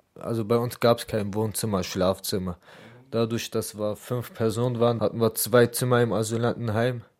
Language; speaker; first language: German; early bilingual, other home language; Arabic